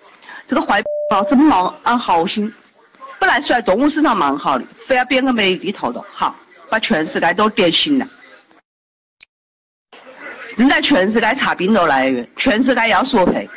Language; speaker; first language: Chinese; native; Chinese